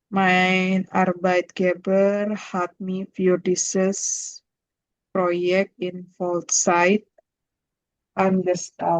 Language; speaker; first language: German; non-native, learner; Indonesian